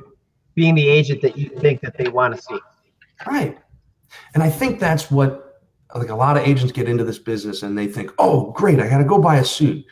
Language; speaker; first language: English; native; English